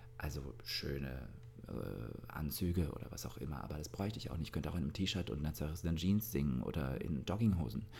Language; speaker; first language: German; early bilingual, other home language; Russian